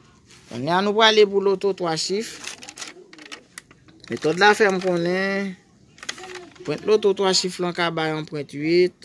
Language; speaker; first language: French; non-native, local second language; Haitian Creole